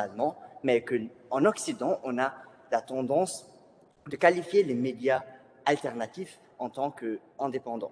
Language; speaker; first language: French; native; French